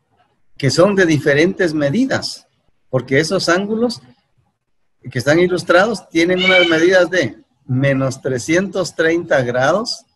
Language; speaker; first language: Spanish; native; Spanish